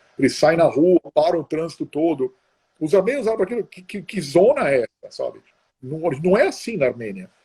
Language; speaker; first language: Portuguese; non-native, fluent; Italian